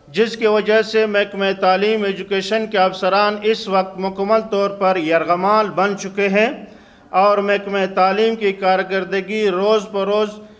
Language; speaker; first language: Urdu; non-native, local second language; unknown